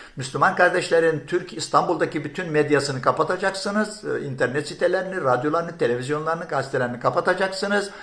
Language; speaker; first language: Turkish; non-native, fluent; Arabic